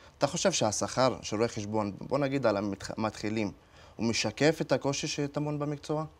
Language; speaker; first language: Hebrew; non-native, local second language; Arabic